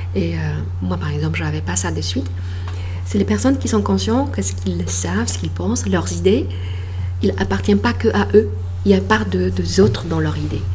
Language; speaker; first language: French; non-native, fluent; Polish